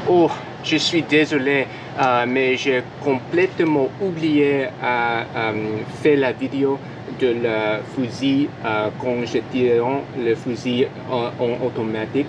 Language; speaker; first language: French; non-native, learner; English